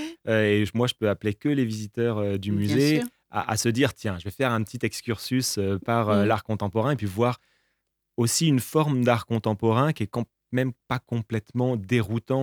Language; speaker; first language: French; native; French